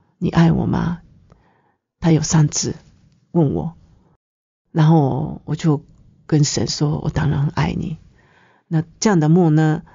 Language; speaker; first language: Chinese; non-native, fluent; Japanese